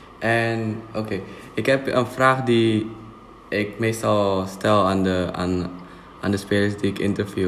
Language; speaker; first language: Dutch; non-native, fluent; Indonesian